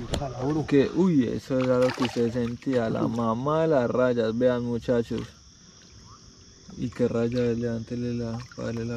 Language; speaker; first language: Spanish; native; Spanish